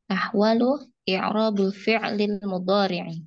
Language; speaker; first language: Arabic; non-native, learner; Indonesian